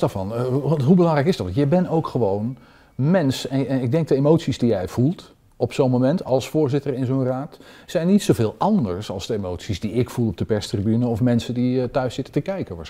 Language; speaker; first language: Dutch; native; Dutch